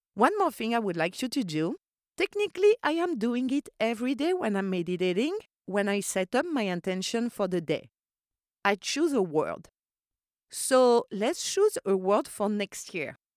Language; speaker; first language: English; non-native, fluent; French